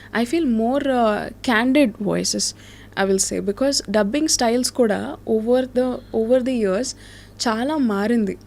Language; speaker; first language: Telugu; native; Telugu